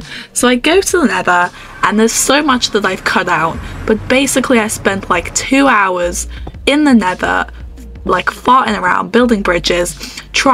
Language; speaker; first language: English; native; English